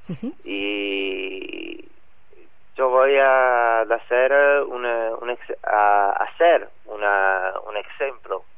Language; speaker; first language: Spanish; non-native, learner; Italian